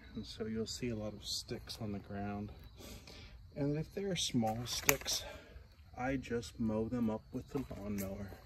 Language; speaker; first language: English; native; English